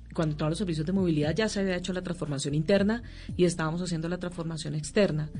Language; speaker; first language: Spanish; native; Spanish